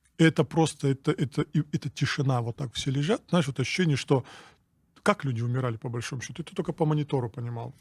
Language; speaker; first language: Russian; non-native, local second language; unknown